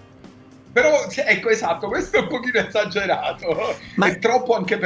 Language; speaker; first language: Italian; native; Italian